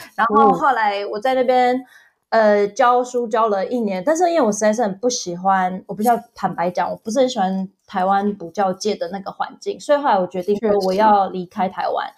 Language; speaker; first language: Chinese; early bilingual, other home language; English